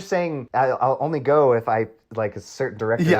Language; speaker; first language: English; native; English